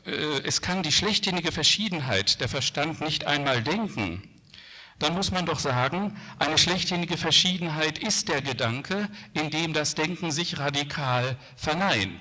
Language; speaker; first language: German; native; German